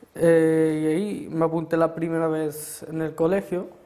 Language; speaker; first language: Spanish; early bilingual, other home language; Arabic